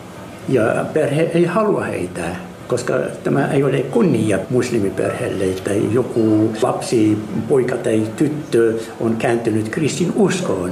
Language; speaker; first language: Finnish; non-native, fluent; Arabic